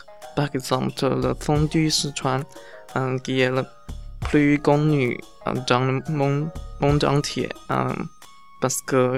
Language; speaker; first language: French; non-native, learner; Chinese